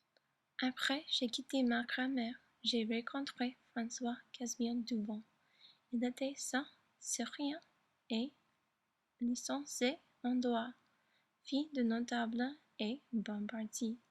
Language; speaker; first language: French; non-native, learner; English